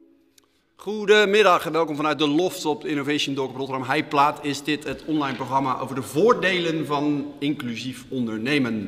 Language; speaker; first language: Dutch; native; Dutch